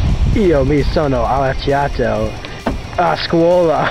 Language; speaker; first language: Italian; non-native, learner; English